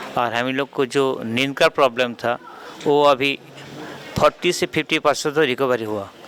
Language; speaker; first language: Hindi; non-native, local second language; Bangla